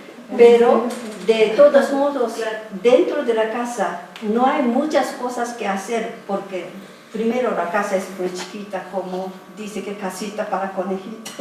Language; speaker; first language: Spanish; non-native, fluent; Japanese